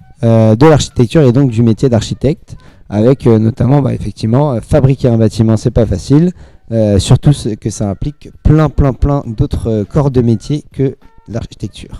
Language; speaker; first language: French; native; French